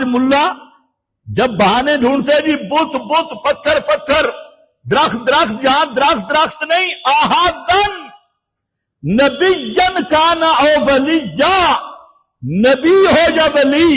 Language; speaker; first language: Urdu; non-native, local second language; Punjabi